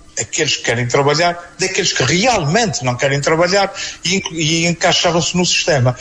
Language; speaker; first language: Portuguese; native; Portuguese